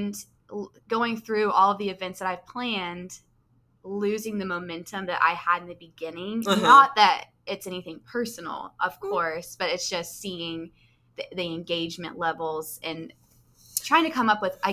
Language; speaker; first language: English; native; English